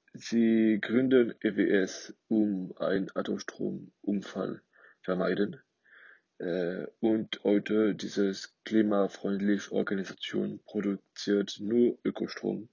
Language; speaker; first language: German; non-native, learner; French